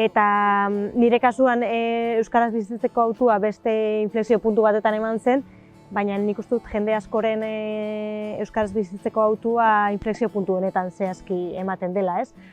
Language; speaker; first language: Basque; native; Basque